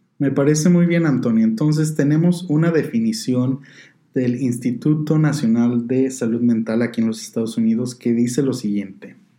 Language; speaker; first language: Spanish; native; Spanish